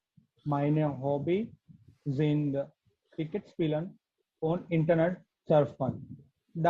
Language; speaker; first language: German; non-native, learner; Gujarati